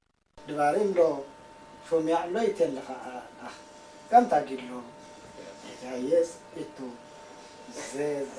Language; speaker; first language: Hebrew; non-native, learner; Amharic